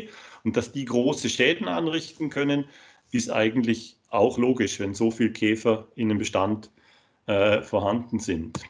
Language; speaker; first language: German; native; German